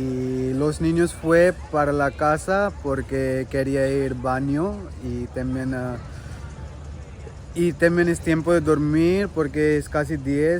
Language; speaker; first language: Spanish; non-native, learner; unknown